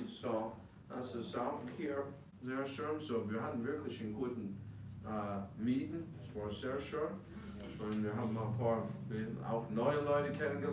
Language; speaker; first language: German; non-native, fluent; English